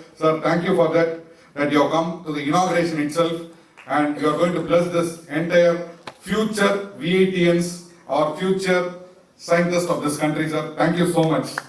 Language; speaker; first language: English; non-native, local second language; Tamil